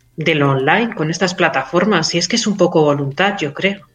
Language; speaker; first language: Spanish; native; Spanish